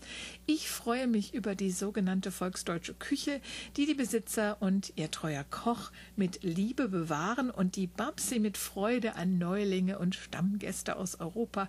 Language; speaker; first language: German; native; German